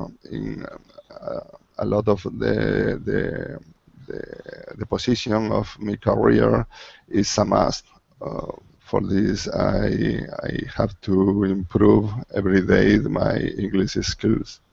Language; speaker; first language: English; non-native, learner; Spanish